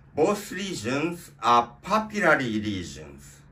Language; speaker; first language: English; non-native, learner; Japanese